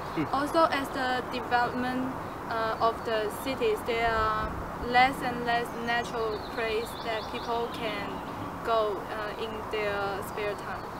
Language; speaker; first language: English; non-native, fluent; Chinese